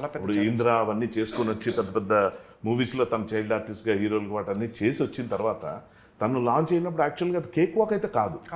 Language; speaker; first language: Telugu; native; Telugu